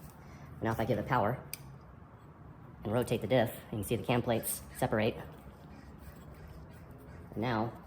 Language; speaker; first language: English; native; English